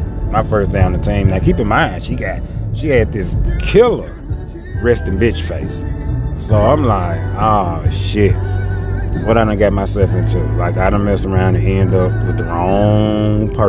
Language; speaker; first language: English; native; English